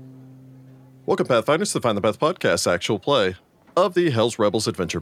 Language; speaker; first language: English; native; English